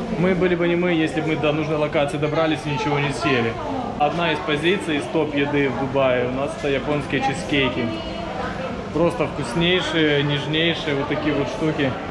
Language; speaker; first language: Russian; native; Russian